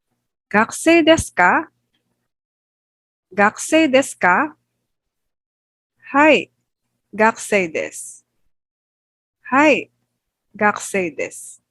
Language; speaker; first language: Japanese; non-native, fluent; Filipino